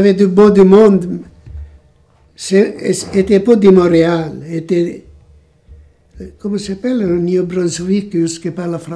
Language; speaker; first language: French; non-native, learner; Italian